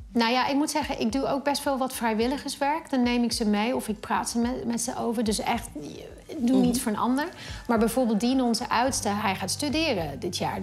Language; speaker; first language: Dutch; non-native, fluent; English